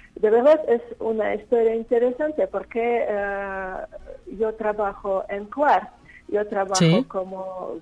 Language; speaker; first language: Spanish; non-native, fluent; Russian